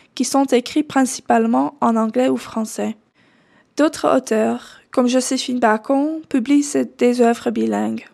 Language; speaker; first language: French; non-native, fluent; Dutch